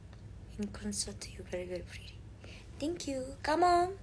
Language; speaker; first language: English; non-native, learner; Korean